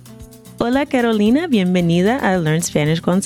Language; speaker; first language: Spanish; non-native, fluent; English